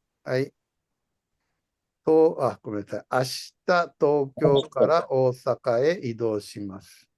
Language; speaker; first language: Japanese; non-native, fluent; Indonesian